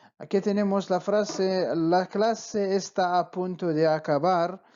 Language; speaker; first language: Spanish; non-native, fluent; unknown